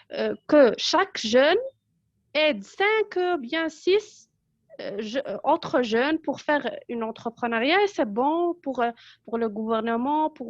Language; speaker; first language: French; non-native, local second language; Arabic